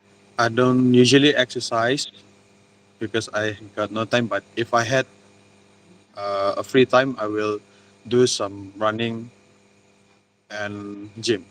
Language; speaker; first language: English; non-native, learner; Malay